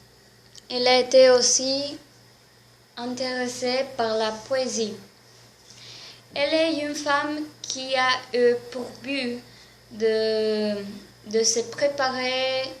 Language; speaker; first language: French; non-native, learner; Spanish